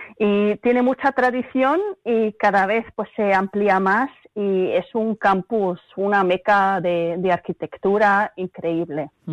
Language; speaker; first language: Spanish; early bilingual, other home language; German